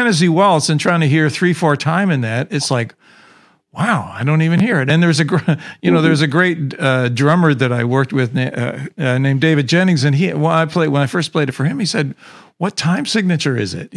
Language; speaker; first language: English; native; English